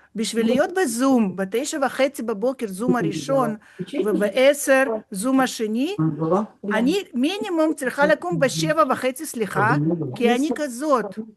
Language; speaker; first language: Hebrew; non-native, fluent; Russian